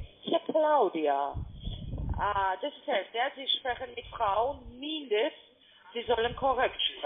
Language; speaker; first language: German; non-native, fluent; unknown